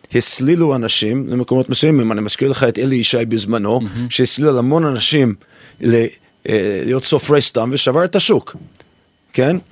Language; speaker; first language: Hebrew; non-native, fluent; English